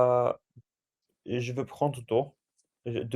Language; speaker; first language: French; non-native, learner; English